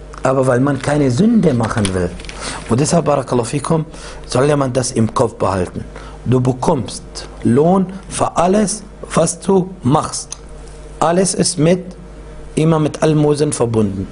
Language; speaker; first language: German; non-native, fluent; Arabic